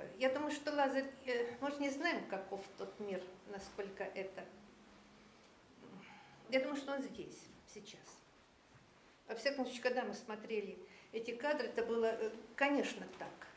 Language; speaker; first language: Russian; native; Russian